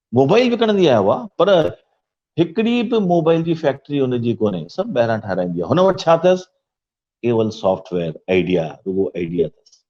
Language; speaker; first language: Sindhi; early bilingual, heritage; Sindhi